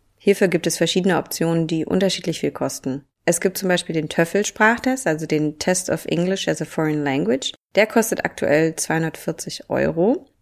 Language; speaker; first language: German; native; German